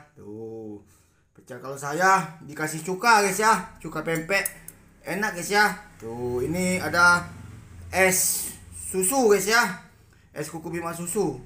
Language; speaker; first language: Indonesian; non-native, local second language; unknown